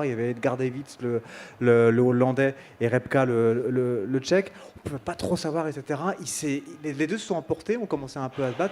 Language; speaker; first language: French; native; French